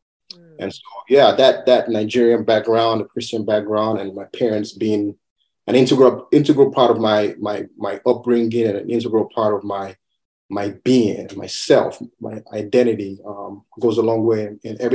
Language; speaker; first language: English; non-native, local second language; Yoruba